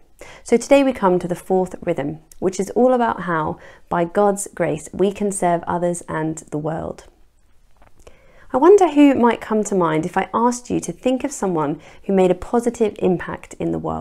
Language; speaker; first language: English; native; English